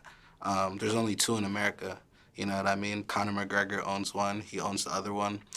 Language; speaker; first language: English; early bilingual, other home language; Haitian Creole